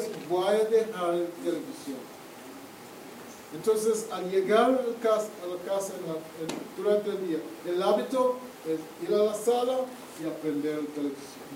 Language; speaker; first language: Spanish; non-native, fluent; English